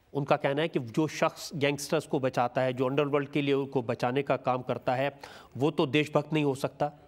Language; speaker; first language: Hindi; native; Hindi